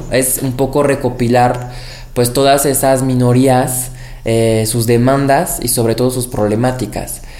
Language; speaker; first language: Spanish; non-native, fluent; French